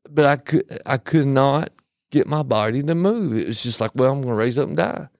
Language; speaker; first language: English; native; English